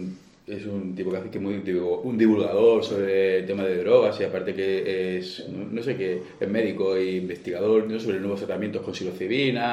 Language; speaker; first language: Spanish; native; Spanish